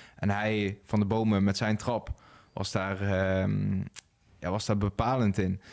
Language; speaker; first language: Dutch; native; Dutch